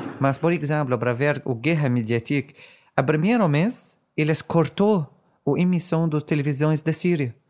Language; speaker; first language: Portuguese; non-native, fluent; Arabic